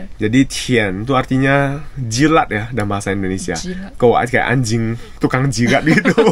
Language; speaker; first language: Indonesian; native; Indonesian